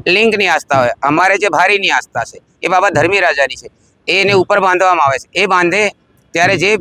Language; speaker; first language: Gujarati; non-native, local second language; Bhili